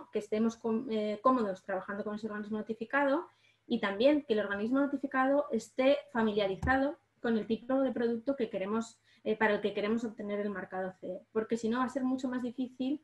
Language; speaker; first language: Spanish; native; Spanish